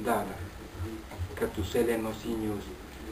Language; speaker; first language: Bulgarian; non-native, learner; Finnish